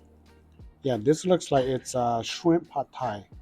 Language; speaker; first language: English; early bilingual, heritage; Hmong